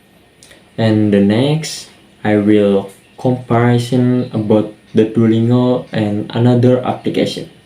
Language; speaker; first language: English; non-native, learner; Indonesian